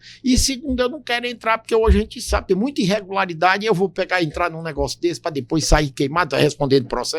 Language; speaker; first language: Portuguese; native; Portuguese